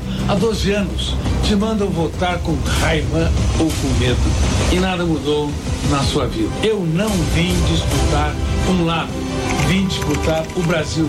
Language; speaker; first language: Portuguese; native; Portuguese